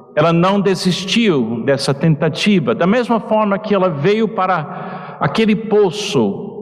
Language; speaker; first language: Portuguese; non-native, fluent; English